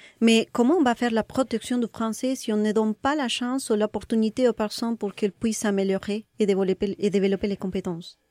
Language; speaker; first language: French; non-native, fluent; Spanish